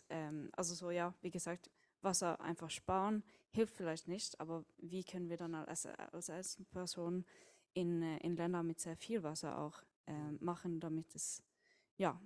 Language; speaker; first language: German; non-native, fluent; Norwegian